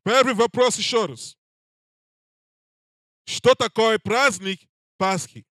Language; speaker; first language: Russian; non-native, learner; English